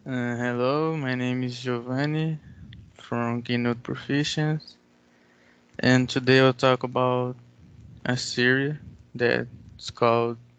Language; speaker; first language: English; non-native, learner; Portuguese